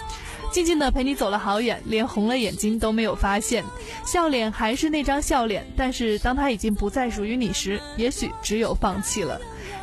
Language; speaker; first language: Chinese; native; Chinese